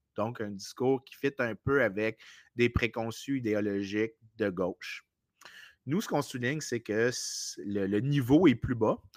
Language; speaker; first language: French; native; French